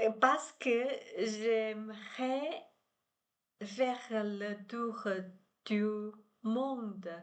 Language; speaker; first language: French; non-native, learner; Chinese